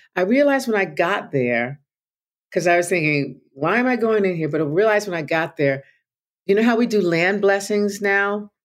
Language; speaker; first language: English; native; English